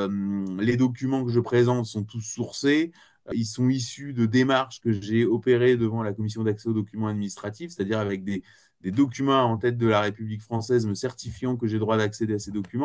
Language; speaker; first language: French; native; French